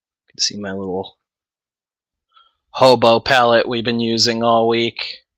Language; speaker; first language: English; native; English